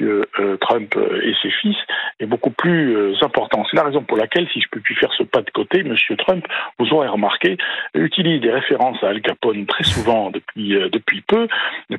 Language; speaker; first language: French; native; French